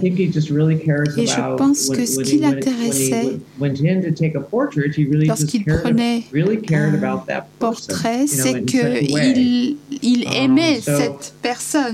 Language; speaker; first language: French; non-native, learner; English